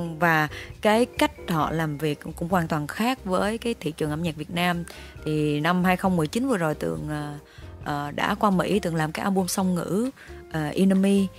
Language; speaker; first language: Vietnamese; native; Vietnamese